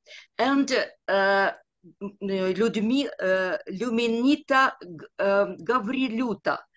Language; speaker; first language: English; non-native, learner; Ukrainian